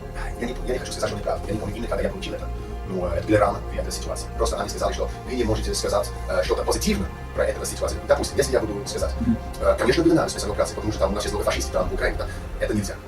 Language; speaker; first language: Russian; non-native, learner; English